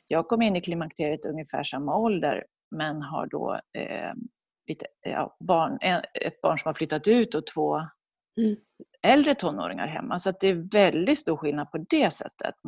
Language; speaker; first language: Swedish; native; Swedish